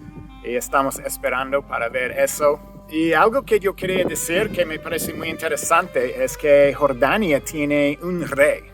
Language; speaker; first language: Spanish; non-native, fluent; English